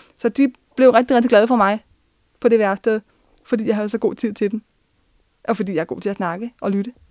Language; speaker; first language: Danish; early bilingual, other home language; Turkish